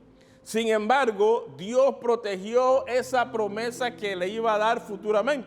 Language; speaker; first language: Spanish; native; Spanish